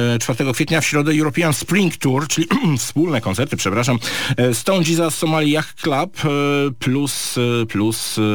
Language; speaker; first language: Polish; native; Polish